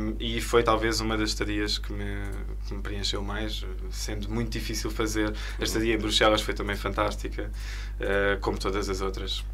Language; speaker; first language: Portuguese; native; Portuguese